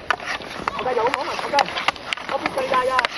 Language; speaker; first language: Finnish; non-native, learner; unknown